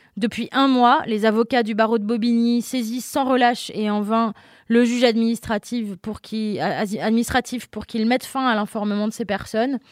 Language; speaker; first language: French; native; French